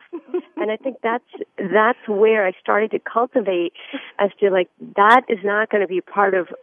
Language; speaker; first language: English; early bilingual, other home language; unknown